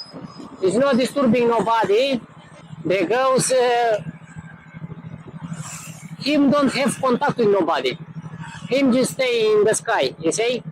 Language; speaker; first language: English; non-native, learner; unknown